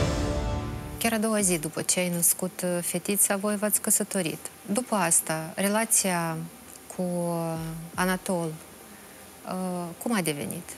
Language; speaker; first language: Romanian; native; Romanian